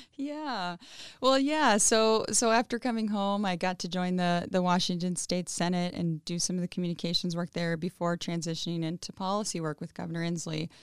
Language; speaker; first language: English; early bilingual, other home language; Spanish